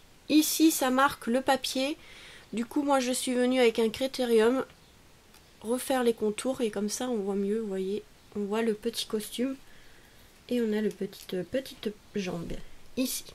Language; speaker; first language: French; native; French